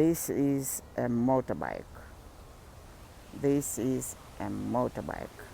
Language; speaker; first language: English; non-native, fluent; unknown